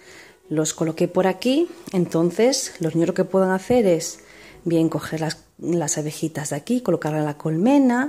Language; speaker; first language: Spanish; native; Spanish